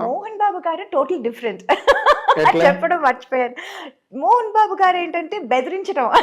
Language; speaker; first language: Telugu; non-native, local second language; Tamil